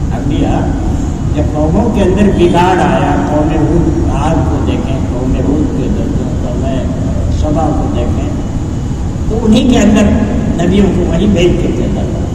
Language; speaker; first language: Urdu; native; Urdu